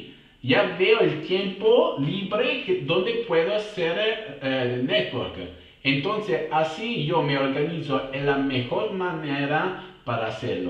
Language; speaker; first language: Spanish; non-native, fluent; Italian